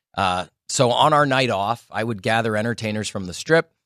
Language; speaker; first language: English; native; English